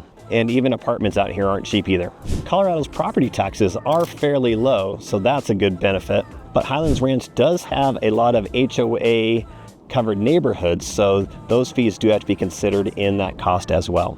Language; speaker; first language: English; native; English